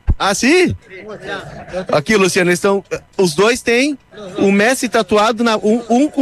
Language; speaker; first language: Spanish; non-native, learner; Portuguese